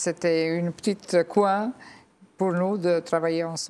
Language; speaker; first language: French; non-native, fluent; Albanian